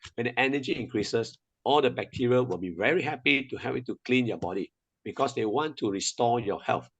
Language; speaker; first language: English; non-native, local second language; Chinese